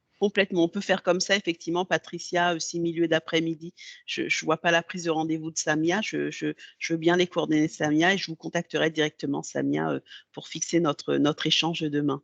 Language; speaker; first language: French; native; French